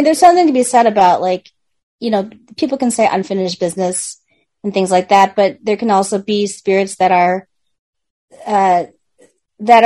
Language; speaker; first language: English; native; English